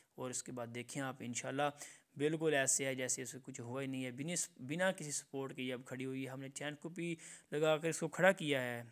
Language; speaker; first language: Urdu; non-native, local second language; Punjabi